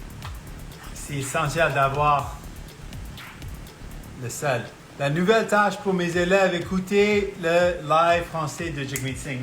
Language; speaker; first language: French; non-native, local second language; Punjabi